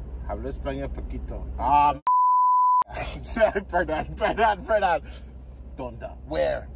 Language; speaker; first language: Spanish; non-native, learner; English